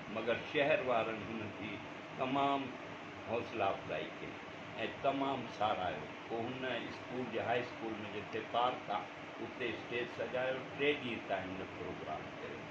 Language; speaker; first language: Sindhi; non-native, local second language; Urdu